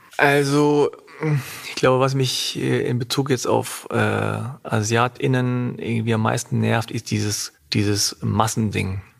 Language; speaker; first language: German; native; German